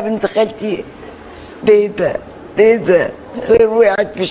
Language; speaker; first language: Arabic; native; Arabic